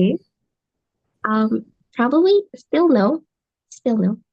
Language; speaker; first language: English; non-native, learner; Indonesian